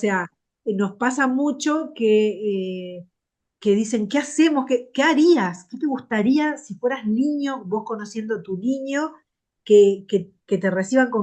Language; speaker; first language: Spanish; native; Spanish